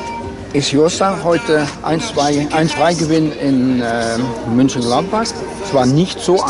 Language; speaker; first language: German; non-native, learner; Dutch